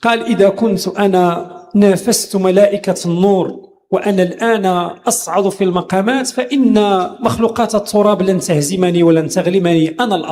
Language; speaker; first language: Arabic; native; Arabic